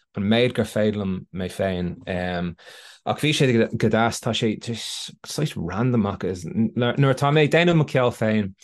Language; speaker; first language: Irish; non-native, local second language; English